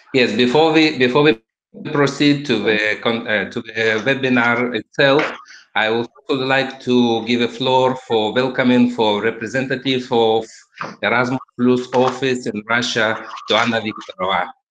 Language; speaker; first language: English; non-native, fluent; Russian